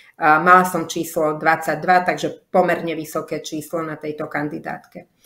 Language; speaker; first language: Slovak; native; Slovak